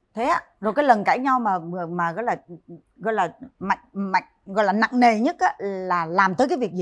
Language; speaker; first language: Vietnamese; native; Vietnamese